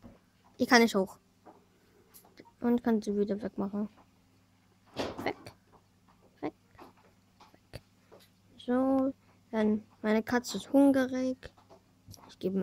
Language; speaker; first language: German; early bilingual, other home language; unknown